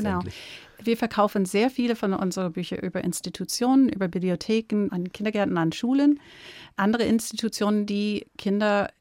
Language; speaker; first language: German; non-native, fluent; English